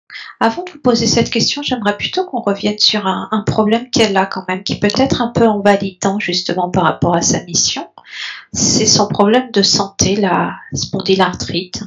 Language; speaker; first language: French; native; French